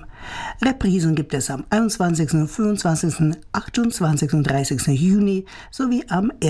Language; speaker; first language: German; native; German